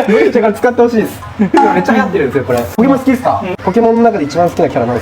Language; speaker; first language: Japanese; native; Japanese